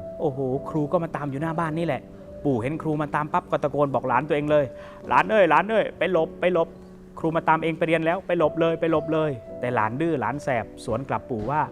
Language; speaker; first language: Thai; native; Thai